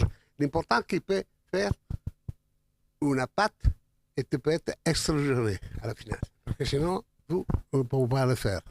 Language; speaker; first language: French; non-native, fluent; Spanish